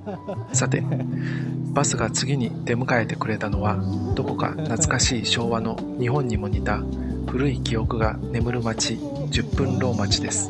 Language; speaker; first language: Japanese; native; Japanese